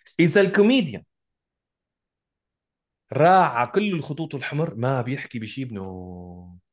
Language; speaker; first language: Arabic; native; Arabic